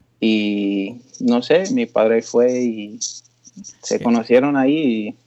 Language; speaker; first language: Spanish; early bilingual, heritage; Spanish